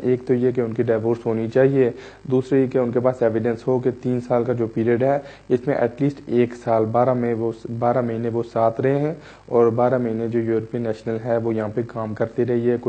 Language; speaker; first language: Urdu; native; Urdu